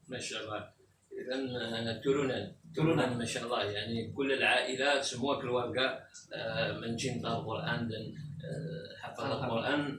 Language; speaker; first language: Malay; non-native, fluent; Arabic